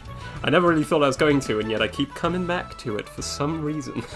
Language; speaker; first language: English; native; English